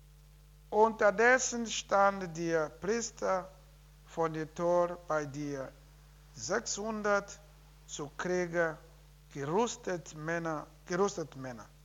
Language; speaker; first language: German; non-native, learner; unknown